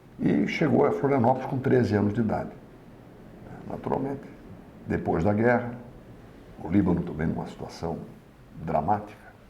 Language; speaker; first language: Portuguese; native; Portuguese